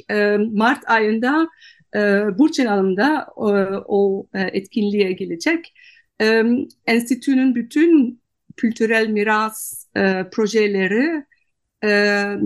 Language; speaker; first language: Turkish; non-native, fluent; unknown